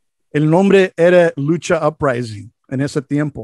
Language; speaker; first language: Spanish; non-native, fluent; English